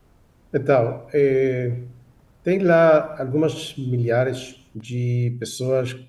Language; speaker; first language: Portuguese; non-native, fluent; Hebrew